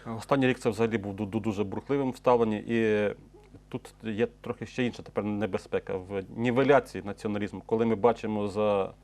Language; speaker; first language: Ukrainian; native; Ukrainian